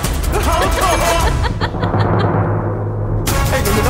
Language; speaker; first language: Chinese; native; Chinese